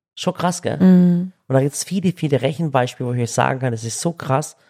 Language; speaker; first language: German; early bilingual, other home language; Turkish